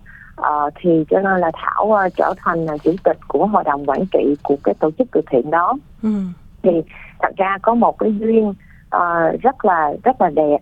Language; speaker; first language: Vietnamese; early bilingual, heritage; Vietnamese